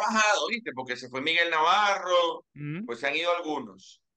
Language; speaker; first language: Spanish; native; Spanish